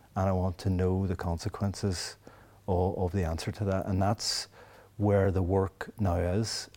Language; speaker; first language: English; native; English